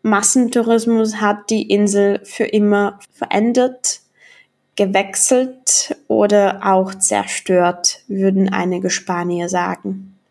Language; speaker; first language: German; non-native, fluent; Czech